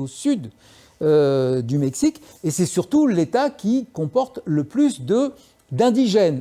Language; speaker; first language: French; native; French